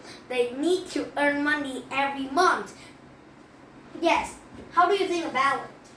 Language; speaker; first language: English; non-native, learner; Vietnamese